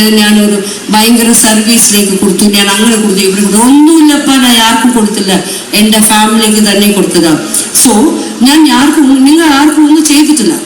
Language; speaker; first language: Malayalam; non-native, local second language; Tamil